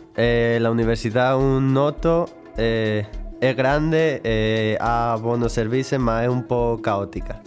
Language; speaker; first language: Italian; non-native, learner; Spanish